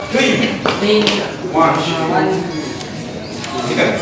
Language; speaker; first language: English; non-native, learner; Indonesian